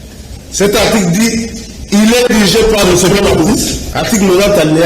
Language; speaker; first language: French; non-native, local second language; Lingala